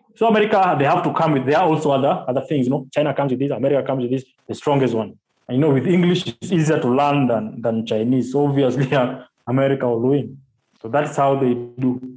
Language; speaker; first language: English; non-native, local second language; Luo (Kenya and Tanzania)